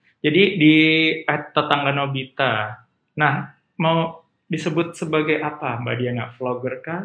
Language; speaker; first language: Indonesian; native; Indonesian